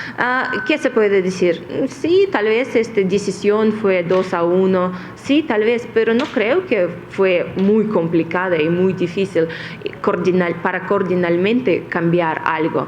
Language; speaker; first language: Spanish; non-native, fluent; Russian